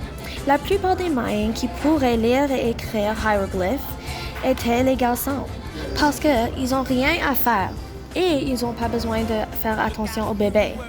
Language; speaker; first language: French; non-native, learner; English